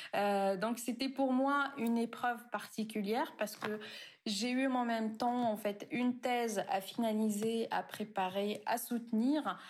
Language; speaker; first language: French; non-native, local second language; Arabic